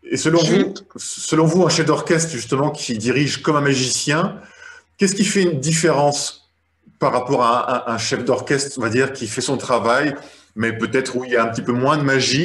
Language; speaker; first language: French; native; French